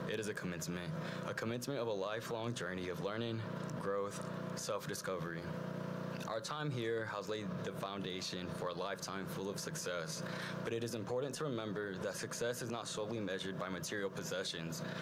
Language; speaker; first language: English; early bilingual, other home language; Spanish